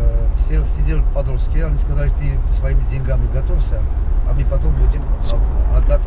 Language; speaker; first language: Russian; non-native, local second language; Armenian